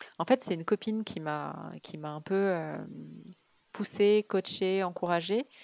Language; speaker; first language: French; early bilingual, other home language; Arabic